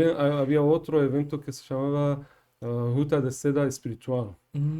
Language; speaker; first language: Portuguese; non-native, learner; Persian